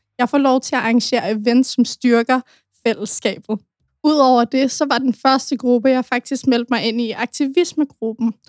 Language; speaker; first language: Danish; early bilingual, other home language; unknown